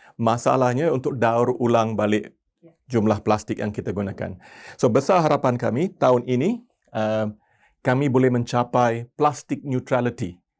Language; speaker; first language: Malay; non-native, local second language; Tamil